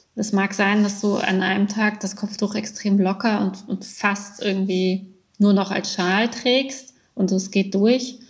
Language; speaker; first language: German; early bilingual, other home language; Persian